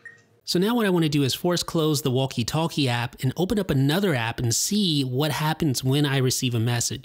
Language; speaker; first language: English; native; English